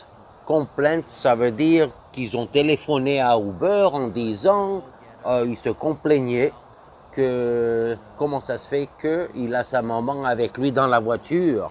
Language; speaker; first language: French; non-native, fluent; English